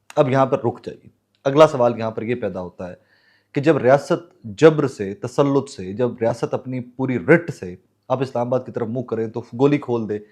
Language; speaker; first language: Urdu; non-native, local second language; Punjabi